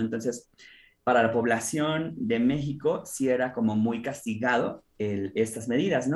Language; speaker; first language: Spanish; native; Spanish